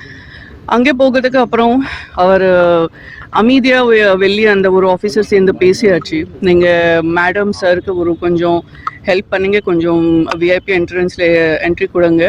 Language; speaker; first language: Tamil; non-native, fluent; Gujarati